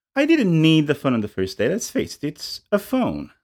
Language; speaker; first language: English; non-native, fluent; Italian